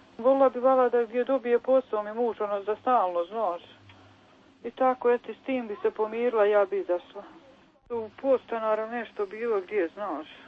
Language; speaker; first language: Croatian; native; Croatian